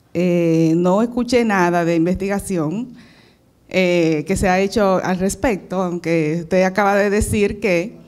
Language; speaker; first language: Spanish; native; Spanish